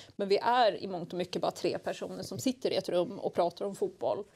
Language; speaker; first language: Swedish; non-native, local second language; Assyrian Neo-Aramaic